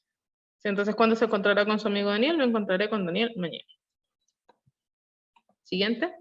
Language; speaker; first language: Spanish; non-native, learner; Korean